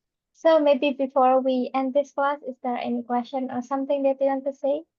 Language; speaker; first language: English; non-native, fluent; Indonesian